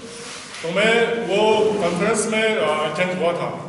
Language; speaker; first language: Hindi; non-native, local second language; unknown